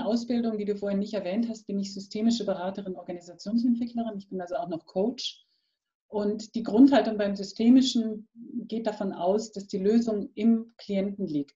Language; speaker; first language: German; native; German